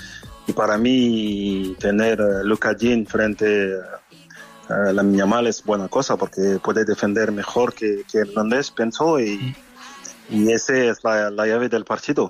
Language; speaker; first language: Spanish; non-native, fluent; French